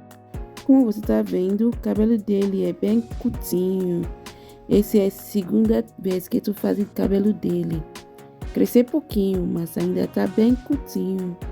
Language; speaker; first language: Portuguese; non-native, learner; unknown